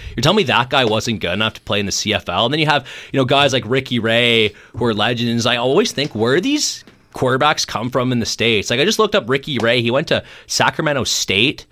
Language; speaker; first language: English; native; English